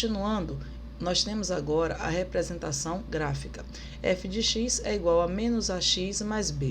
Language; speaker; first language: Portuguese; native; Portuguese